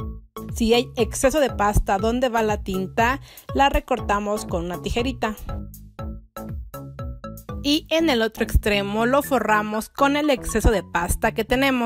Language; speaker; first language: Spanish; native; Spanish